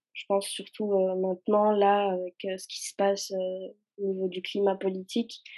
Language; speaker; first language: French; early bilingual, other home language; Arabic